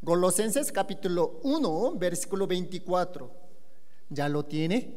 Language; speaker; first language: Spanish; non-native, learner; Korean